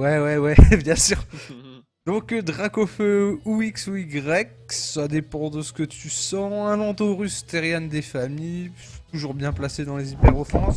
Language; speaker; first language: French; native; French